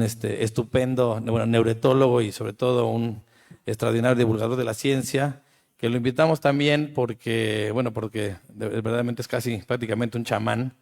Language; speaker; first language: Spanish; native; Spanish